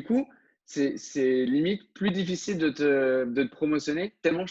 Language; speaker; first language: French; native; French